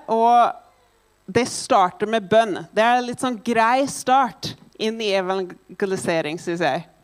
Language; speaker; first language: Norwegian; non-native, fluent; English